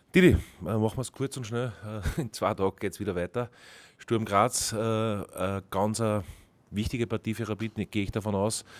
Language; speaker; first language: German; native; German